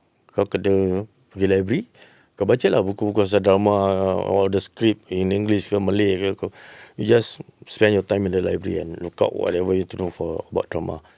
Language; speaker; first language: English; non-native, local second language; Malay